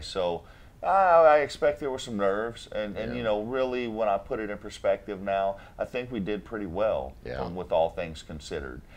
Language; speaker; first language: English; native; English